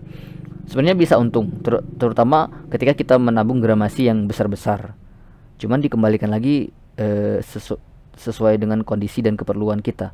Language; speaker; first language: Indonesian; native; Indonesian